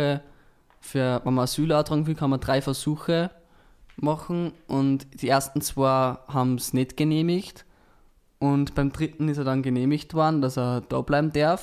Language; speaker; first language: German; native; German